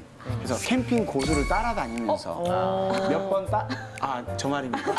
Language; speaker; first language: Korean; native; Korean